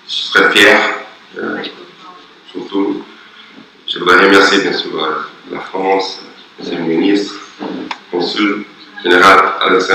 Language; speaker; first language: French; non-native, fluent; Portuguese